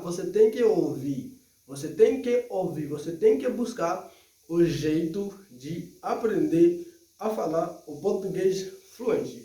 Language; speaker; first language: Portuguese; non-native, fluent; Haitian Creole